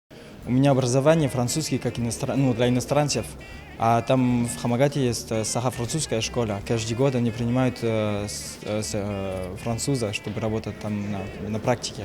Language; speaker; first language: Russian; non-native, learner; French